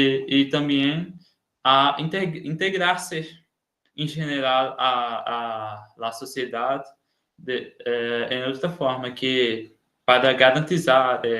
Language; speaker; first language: Spanish; non-native, learner; Portuguese